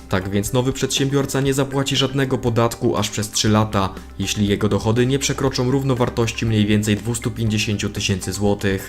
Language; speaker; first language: Polish; native; Polish